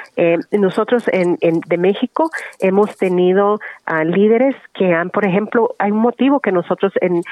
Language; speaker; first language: Spanish; early bilingual, heritage; Spanish